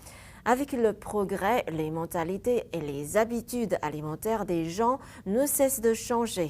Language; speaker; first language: French; non-native, fluent; Chinese